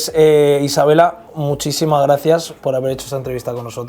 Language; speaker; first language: Spanish; native; Spanish